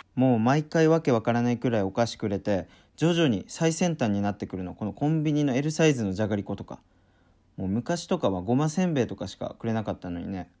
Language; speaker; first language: Japanese; native; Japanese